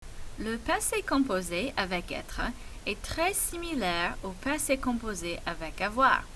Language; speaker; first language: French; non-native, fluent; English